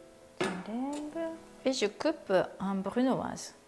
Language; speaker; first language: French; non-native, learner; Japanese